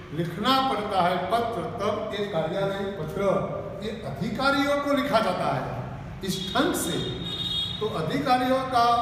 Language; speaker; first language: Hindi; non-native, local second language; Gujarati